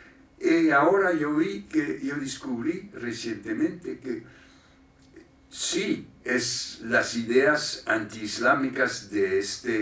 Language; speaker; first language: Spanish; non-native, fluent; French